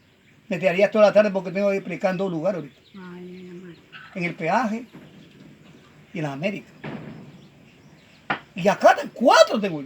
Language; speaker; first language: Spanish; native; Spanish